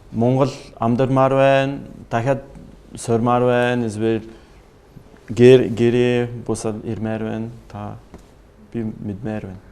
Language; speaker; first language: Mongolian; non-native, learner; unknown